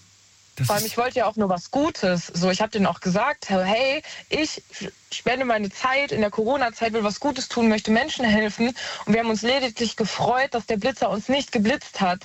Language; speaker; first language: German; native; German